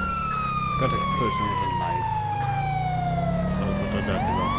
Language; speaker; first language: English; native; English